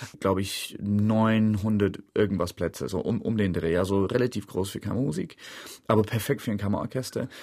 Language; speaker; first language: German; non-native, fluent; English